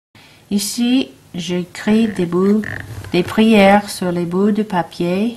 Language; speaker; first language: French; non-native, learner; English